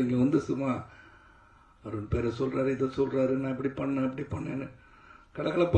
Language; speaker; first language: Tamil; native; Tamil